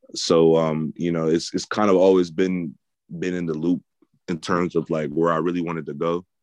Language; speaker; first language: English; native; English